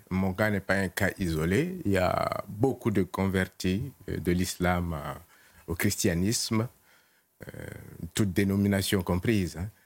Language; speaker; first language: French; non-native, local second language; Mossi